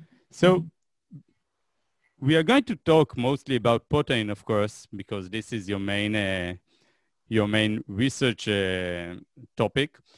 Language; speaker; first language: English; non-native, fluent; Hebrew